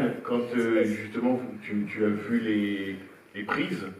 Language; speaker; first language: French; native; French